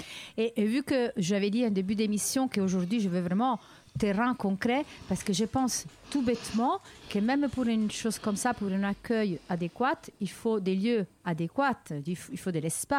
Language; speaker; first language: French; native; French